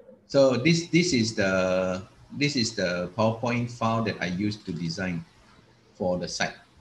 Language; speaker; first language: English; non-native, local second language; Malay